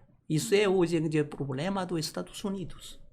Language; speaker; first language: Portuguese; non-native, learner; Korean